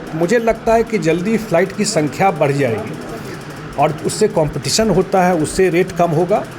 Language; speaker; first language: Hindi; native; Hindi